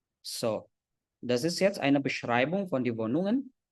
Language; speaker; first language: German; non-native, fluent; Indonesian